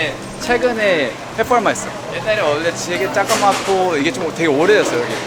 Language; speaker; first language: Korean; early bilingual, heritage; Korean